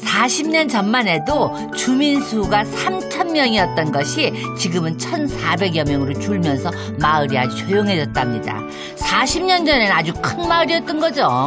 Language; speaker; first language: Korean; native; Korean